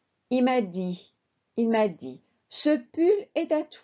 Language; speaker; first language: French; non-native, fluent; Spanish